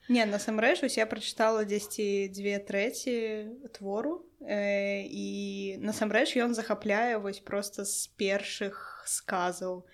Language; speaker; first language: Belarusian; non-native, local second language; Russian